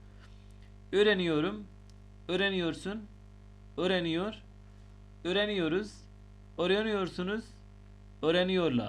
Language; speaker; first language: Turkish; non-native, fluent; Urdu